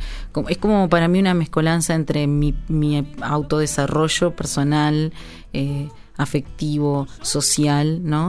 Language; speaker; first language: Spanish; native; Spanish